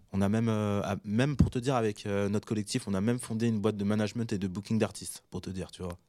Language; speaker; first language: French; early bilingual, other home language; Arabic